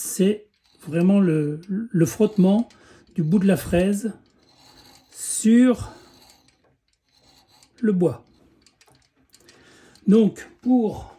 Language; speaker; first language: French; native; French